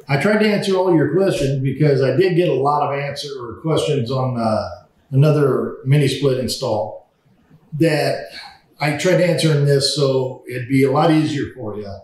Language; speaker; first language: English; native; English